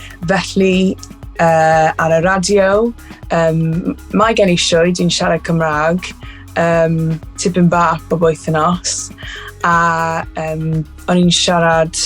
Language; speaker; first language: Welsh; non-native, learner; English